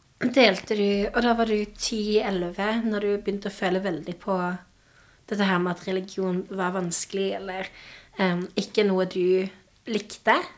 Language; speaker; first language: Norwegian; native; Norwegian